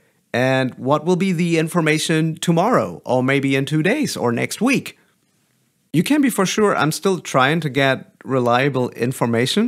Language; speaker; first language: English; non-native, fluent; German